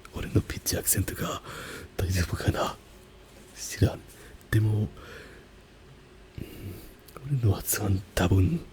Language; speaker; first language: Japanese; non-native, learner; German